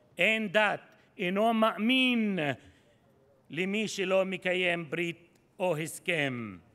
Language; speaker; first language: Hebrew; non-native, local second language; Arabic